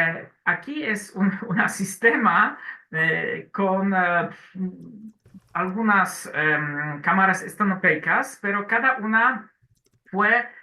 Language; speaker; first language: Spanish; non-native, learner; Polish